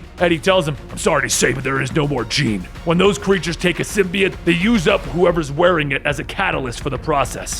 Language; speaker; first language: English; native; English